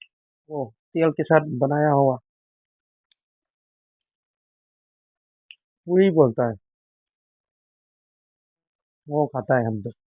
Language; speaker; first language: Hindi; non-native, local second language; Manipuri